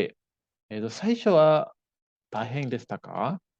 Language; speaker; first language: Japanese; non-native, fluent; Indonesian